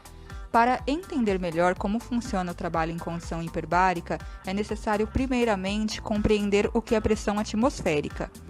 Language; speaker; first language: Portuguese; native; Portuguese